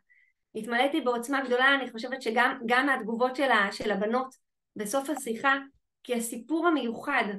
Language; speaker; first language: Hebrew; native; Hebrew